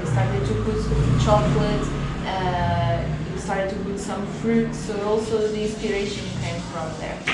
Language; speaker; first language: English; non-native, fluent; Portuguese